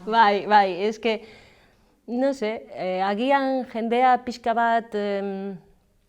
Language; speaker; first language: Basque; non-native, learner; Galician